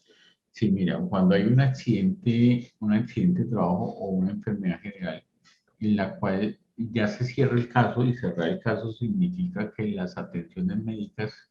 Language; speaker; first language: Spanish; native; Spanish